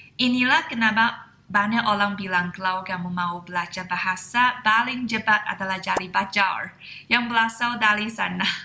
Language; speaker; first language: Indonesian; non-native, fluent; Chinese